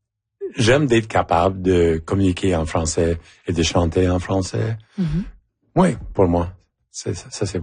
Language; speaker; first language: French; non-native, local second language; English